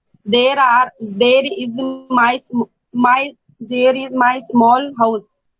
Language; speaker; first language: English; non-native, learner; Hindi